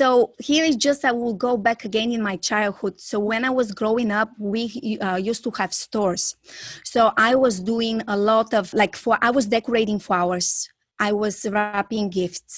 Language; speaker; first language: English; non-native, fluent; Bulgarian